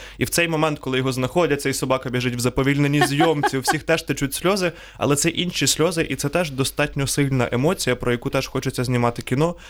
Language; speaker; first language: Ukrainian; native; Ukrainian